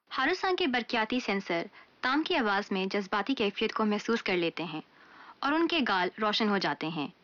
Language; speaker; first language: Urdu; native; Urdu